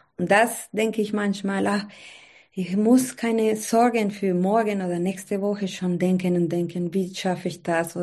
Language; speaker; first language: German; non-native, learner; Spanish